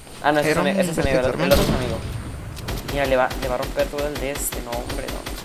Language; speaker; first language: Spanish; native; Spanish